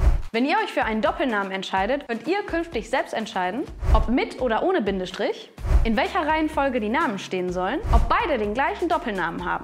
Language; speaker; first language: German; native; German